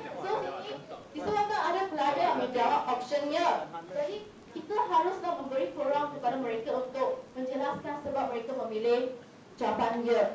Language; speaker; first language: Malay; non-native, local second language; Chinese